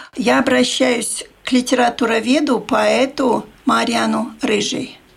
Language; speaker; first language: Russian; native; Russian